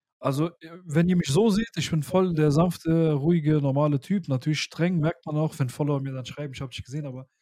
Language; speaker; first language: German; early bilingual, other home language; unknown